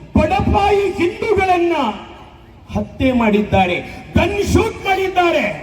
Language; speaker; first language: Kannada; native; Kannada